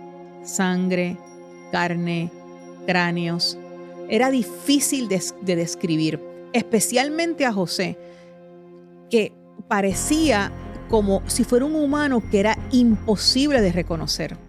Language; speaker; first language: Spanish; native; Spanish